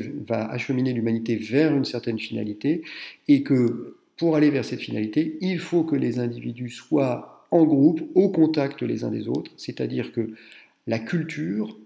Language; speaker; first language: French; native; French